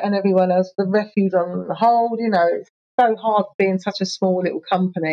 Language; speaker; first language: English; native; English